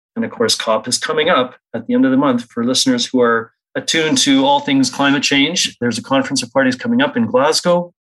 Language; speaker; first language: English; native; English